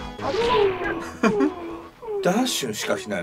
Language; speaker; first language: Japanese; native; Japanese